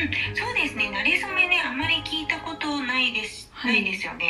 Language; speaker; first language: Japanese; native; Japanese